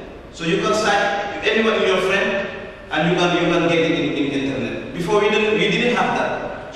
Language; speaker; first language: English; non-native, learner; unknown